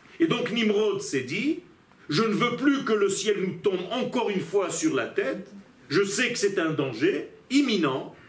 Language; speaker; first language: French; non-native, fluent; Hebrew